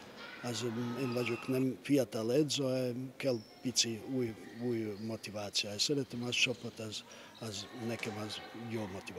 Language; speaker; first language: Hungarian; non-native, learner; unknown